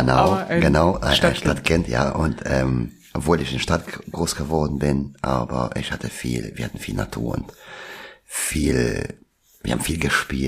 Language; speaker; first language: German; non-native, local second language; Albanian